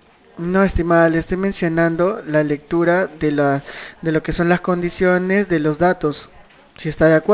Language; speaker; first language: Spanish; native; Spanish